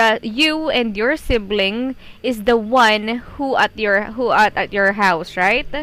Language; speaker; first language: English; non-native, fluent; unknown